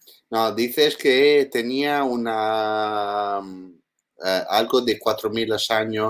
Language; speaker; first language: Spanish; non-native, learner; Italian